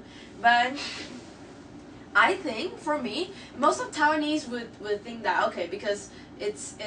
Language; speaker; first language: English; non-native, local second language; Chinese